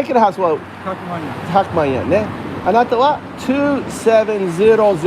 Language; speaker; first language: Japanese; non-native, learner; English